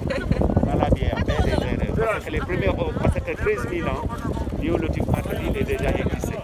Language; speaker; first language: French; non-native, local second language; Wolof